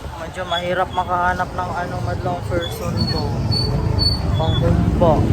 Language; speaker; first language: Filipino; non-native, local second language; Cebuano